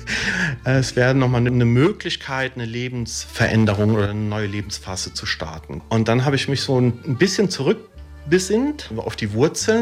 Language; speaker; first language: German; early bilingual, other home language; Italian